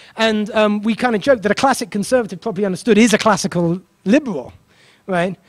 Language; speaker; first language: English; native; English